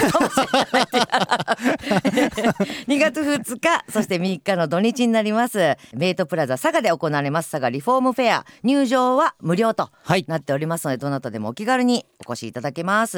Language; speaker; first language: Japanese; native; Japanese